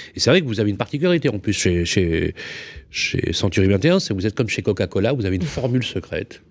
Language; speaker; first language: French; native; French